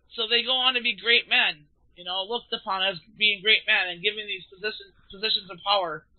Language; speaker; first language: English; native; English